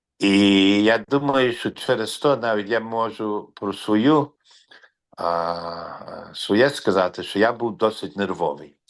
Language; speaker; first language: Ukrainian; early bilingual, heritage; Ukrainian